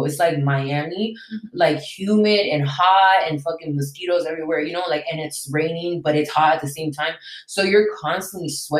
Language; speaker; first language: English; early bilingual, other home language; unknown